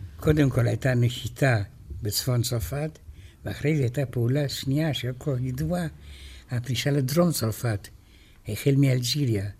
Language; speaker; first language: Hebrew; non-native, fluent; Romanian